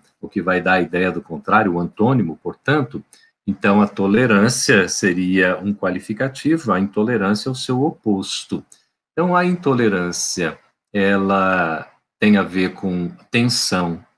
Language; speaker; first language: Portuguese; native; Portuguese